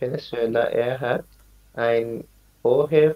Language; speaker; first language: German; non-native, learner; Bangla